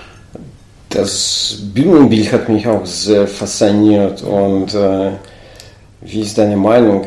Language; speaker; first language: German; non-native, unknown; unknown